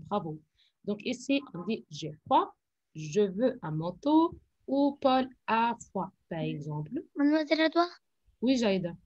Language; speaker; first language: French; non-native, fluent; Arabic